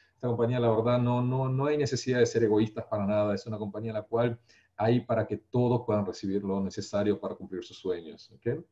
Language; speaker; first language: Spanish; non-native, fluent; Korean